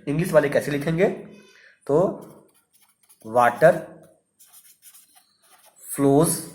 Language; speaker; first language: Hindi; native; Hindi